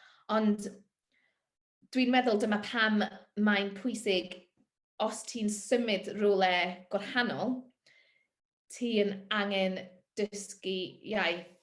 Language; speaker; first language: Welsh; non-native, learner; English